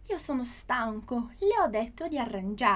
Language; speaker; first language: Italian; non-native, fluent; Portuguese